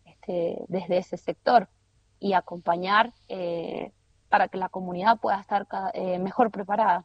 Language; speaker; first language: Spanish; native; Spanish